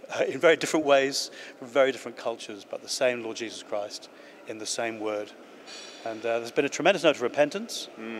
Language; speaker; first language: English; native; English